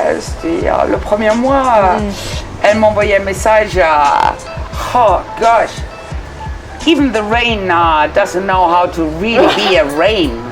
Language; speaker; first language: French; non-native, fluent; German